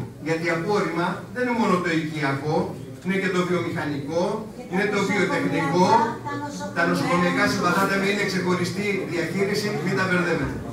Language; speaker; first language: Greek; native; Greek